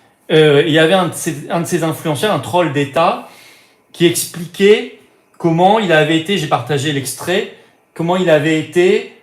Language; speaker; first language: French; native; French